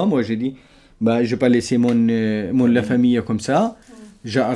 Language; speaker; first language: French; non-native, learner; Kurdish